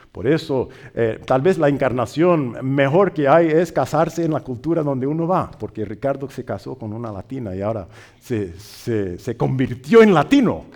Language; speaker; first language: Spanish; non-native, fluent; English